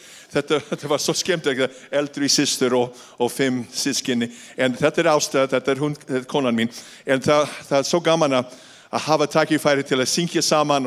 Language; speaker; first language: Icelandic; non-native, fluent; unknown